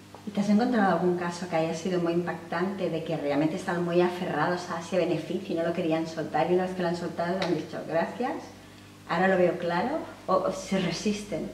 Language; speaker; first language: Spanish; native; Spanish